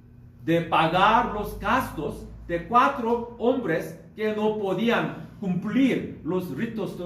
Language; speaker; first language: Spanish; non-native, learner; Korean